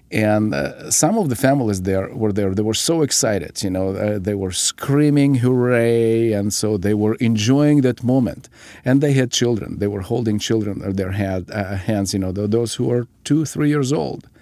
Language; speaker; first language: English; non-native, fluent; Ukrainian